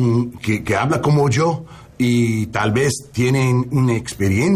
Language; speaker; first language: Spanish; non-native, learner; English